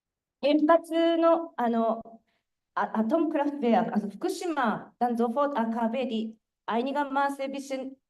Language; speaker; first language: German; non-native, fluent; Japanese